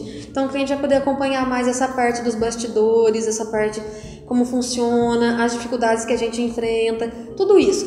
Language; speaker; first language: Portuguese; native; Portuguese